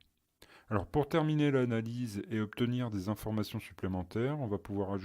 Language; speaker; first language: French; native; French